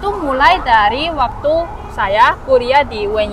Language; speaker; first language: Indonesian; non-native, fluent; Chinese